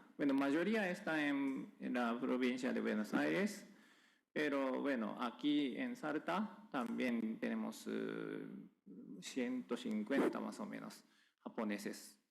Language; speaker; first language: Spanish; non-native, fluent; Japanese